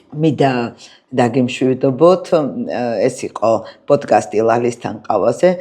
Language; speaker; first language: Georgian; native; Georgian